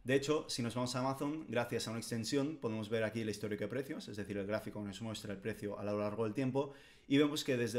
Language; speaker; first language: Spanish; native; Spanish